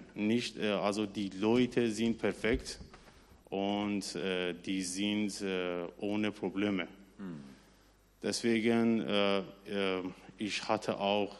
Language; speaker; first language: German; non-native, learner; Persian